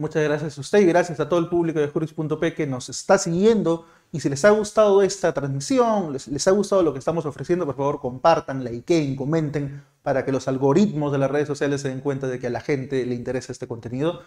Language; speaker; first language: Spanish; native; Spanish